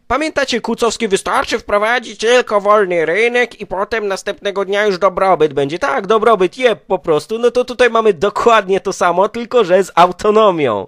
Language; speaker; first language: Polish; native; Polish